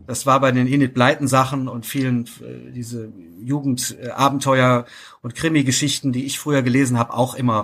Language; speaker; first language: German; native; German